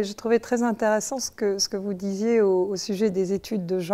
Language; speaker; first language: French; native; French